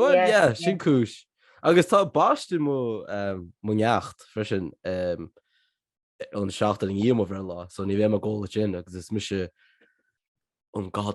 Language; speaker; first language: Irish; non-native, local second language; English